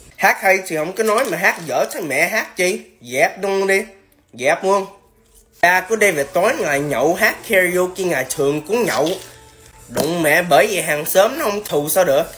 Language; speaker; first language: Vietnamese; early bilingual, heritage; Vietnamese